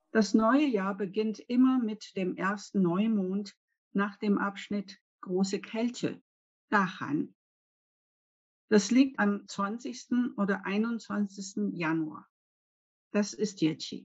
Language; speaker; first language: German; non-native, fluent; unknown